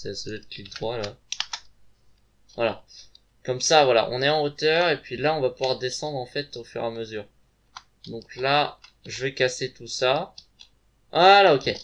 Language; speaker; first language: French; native; French